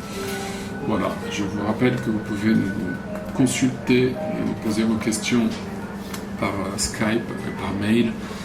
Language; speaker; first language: French; non-native, fluent; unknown